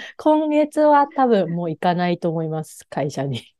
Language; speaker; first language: Japanese; native; Japanese